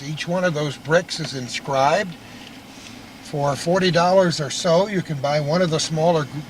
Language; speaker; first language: English; native; English